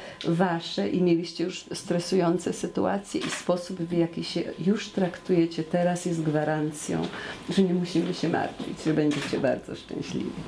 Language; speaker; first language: Polish; non-native, learner; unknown